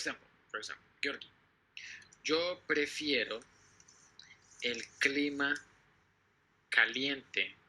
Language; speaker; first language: Spanish; non-native, fluent; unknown